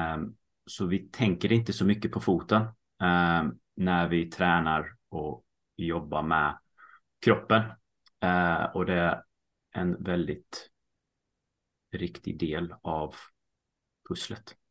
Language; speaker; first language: Swedish; early bilingual, heritage; Swedish